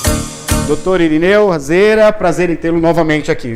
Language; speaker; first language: Portuguese; native; Portuguese